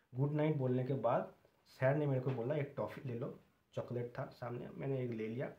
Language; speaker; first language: Hindi; non-native, local second language; Bangla